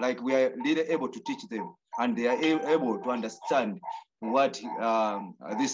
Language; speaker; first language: English; non-native, local second language; Nyanja